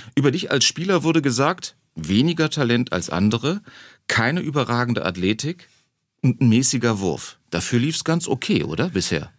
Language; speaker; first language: German; native; German